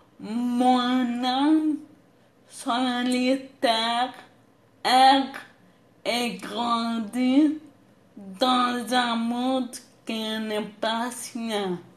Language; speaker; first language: French; non-native, local second language; Arabic